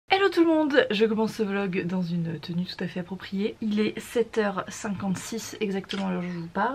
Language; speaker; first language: French; native; French